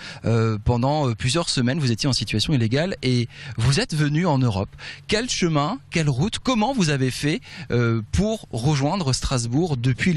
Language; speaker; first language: French; native; French